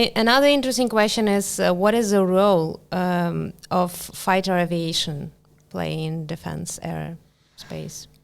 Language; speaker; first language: English; non-native, fluent; Ukrainian